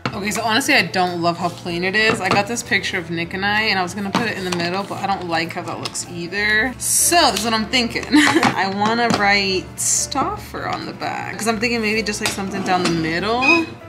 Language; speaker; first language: English; early bilingual, other home language; Spanish